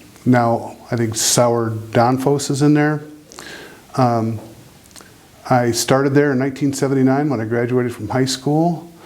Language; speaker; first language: English; native; English